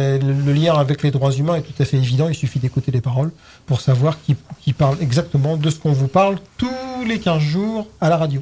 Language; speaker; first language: French; native; French